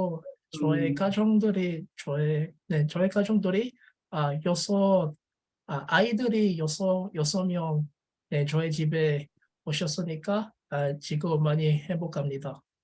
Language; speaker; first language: Korean; non-native, learner; French